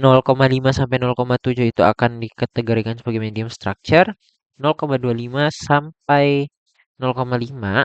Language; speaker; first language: Indonesian; native; Indonesian